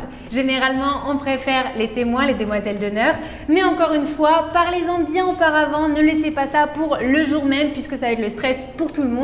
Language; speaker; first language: French; native; French